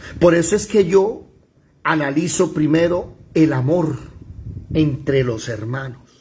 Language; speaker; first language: Spanish; native; Spanish